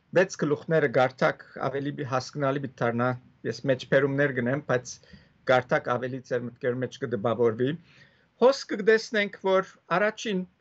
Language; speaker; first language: Armenian; early bilingual, heritage; Armenian